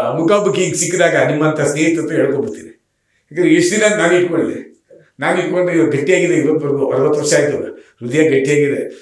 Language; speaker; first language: Kannada; native; Kannada